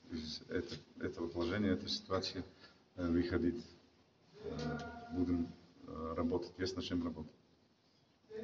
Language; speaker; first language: Russian; non-native, fluent; Bosnian